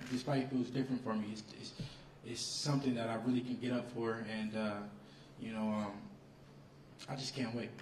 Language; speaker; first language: English; native; English